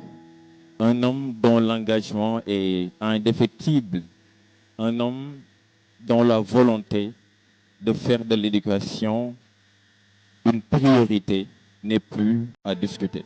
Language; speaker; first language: French; non-native, local second language; Wolof